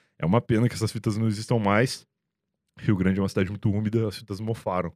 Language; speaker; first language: Portuguese; native; Portuguese